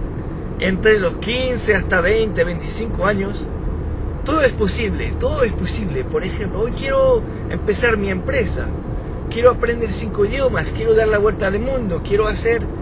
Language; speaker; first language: Spanish; non-native, fluent; French